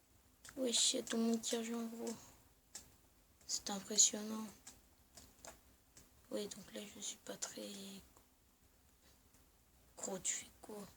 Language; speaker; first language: French; native; French